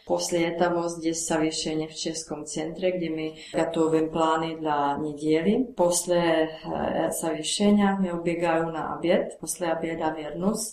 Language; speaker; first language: Russian; non-native, learner; Czech